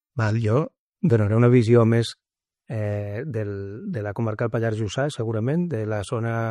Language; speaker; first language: Catalan; native; Catalan